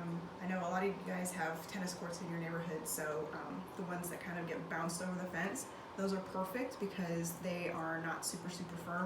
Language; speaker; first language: English; native; English